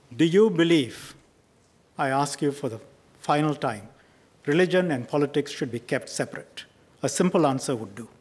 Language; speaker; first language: English; native; English